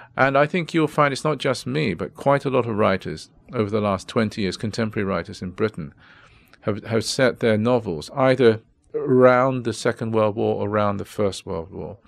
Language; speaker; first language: English; native; English